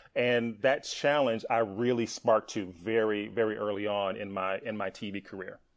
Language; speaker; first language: English; native; English